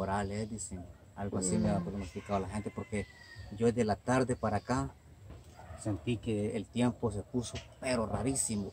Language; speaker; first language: Spanish; native; Spanish